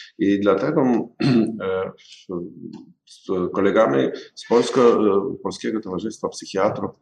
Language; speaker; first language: Polish; non-native, learner; Ukrainian